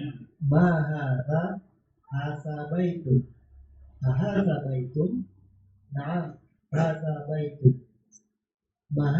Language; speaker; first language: Arabic; non-native, learner; Indonesian